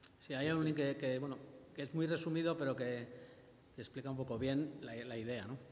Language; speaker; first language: Spanish; native; Spanish